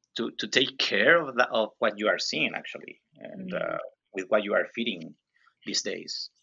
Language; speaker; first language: English; non-native, learner; Spanish